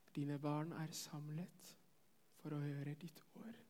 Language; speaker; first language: Norwegian; non-native, fluent; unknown